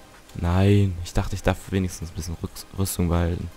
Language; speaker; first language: German; native; German